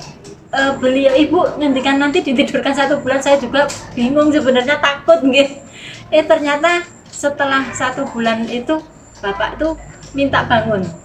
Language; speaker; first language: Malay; non-native, local second language; Javanese